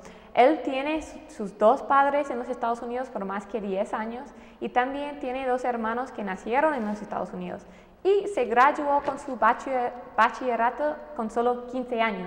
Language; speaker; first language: Spanish; non-native, fluent; English